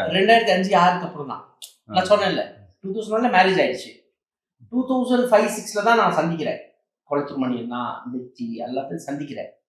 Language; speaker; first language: Tamil; native; Tamil